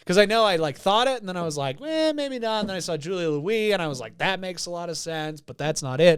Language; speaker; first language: English; native; English